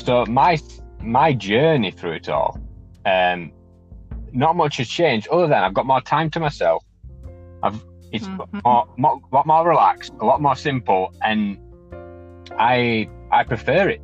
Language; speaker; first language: English; native; English